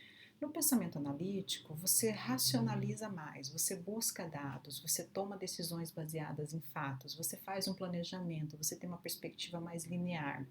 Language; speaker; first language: Portuguese; native; Portuguese